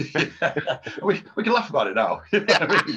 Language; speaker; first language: English; native; English